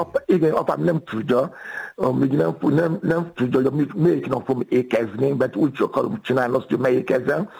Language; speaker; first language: Hungarian; non-native, fluent; Yoruba